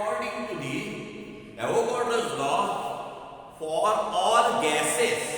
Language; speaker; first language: English; non-native, local second language; Marathi